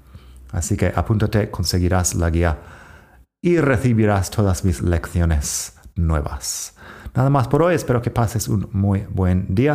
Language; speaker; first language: Spanish; non-native, fluent; English